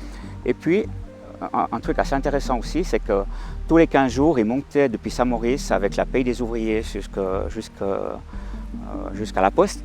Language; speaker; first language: French; native; French